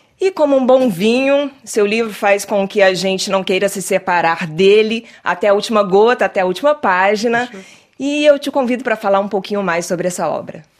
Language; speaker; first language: Portuguese; native; Portuguese